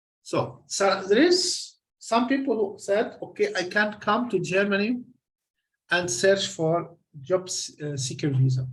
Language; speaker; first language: English; non-native, fluent; Arabic